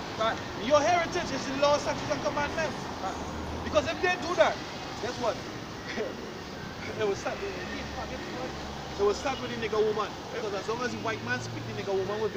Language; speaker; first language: English; native; English